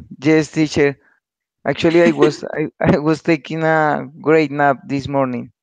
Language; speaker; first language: English; non-native, learner; Spanish